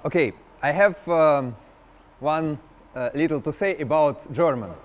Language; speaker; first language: English; non-native, learner; Russian